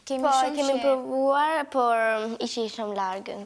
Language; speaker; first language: Albanian; early bilingual, heritage; Albanian